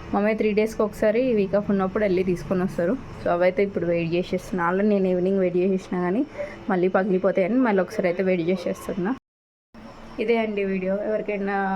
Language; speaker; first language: Telugu; native; Telugu